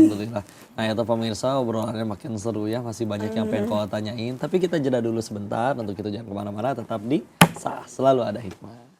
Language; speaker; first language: Indonesian; native; Indonesian